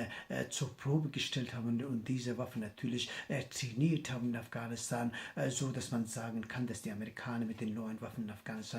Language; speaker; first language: German; non-native, fluent; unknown